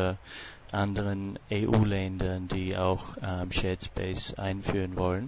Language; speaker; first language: German; non-native, fluent; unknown